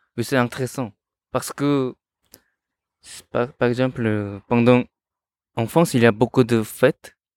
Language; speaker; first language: French; non-native, learner; Korean